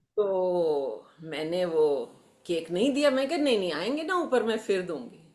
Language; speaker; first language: Hindi; native; Hindi